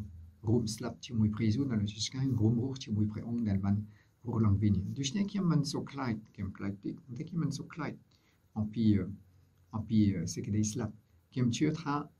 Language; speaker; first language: Khmer; non-native, fluent; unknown